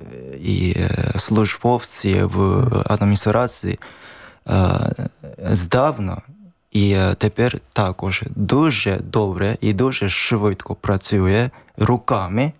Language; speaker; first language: Ukrainian; non-native, learner; Japanese